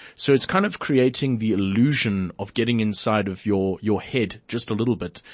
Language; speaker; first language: English; native; English